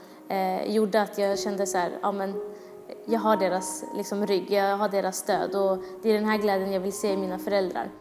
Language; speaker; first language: Swedish; early bilingual, other home language; Kurdish